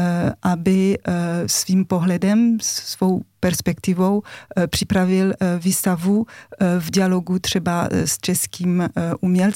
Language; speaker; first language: Czech; non-native, fluent; French